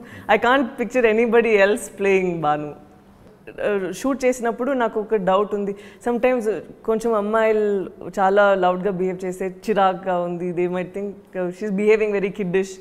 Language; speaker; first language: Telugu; non-native, learner; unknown